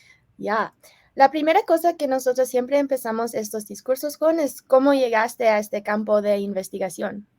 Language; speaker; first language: Spanish; non-native, fluent; English